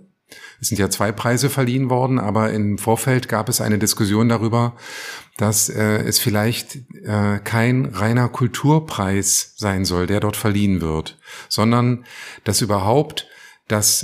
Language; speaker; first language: German; native; German